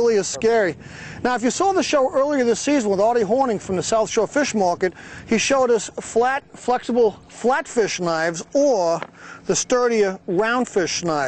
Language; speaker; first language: English; native; English